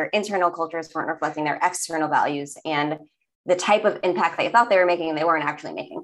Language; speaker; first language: English; native; English